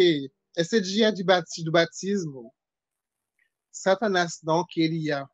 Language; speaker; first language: Portuguese; non-native, fluent; French